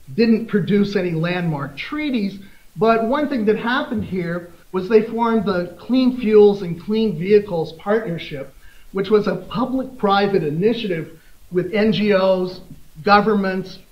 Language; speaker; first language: English; native; English